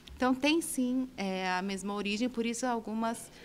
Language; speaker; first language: Portuguese; native; Portuguese